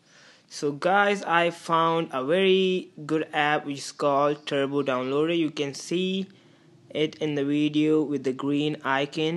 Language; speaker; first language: English; non-native, fluent; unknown